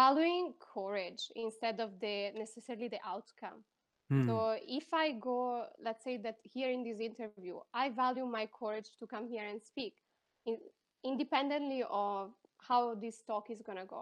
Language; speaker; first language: English; non-native, fluent; Italian